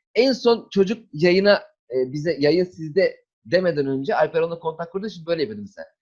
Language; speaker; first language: Turkish; native; Turkish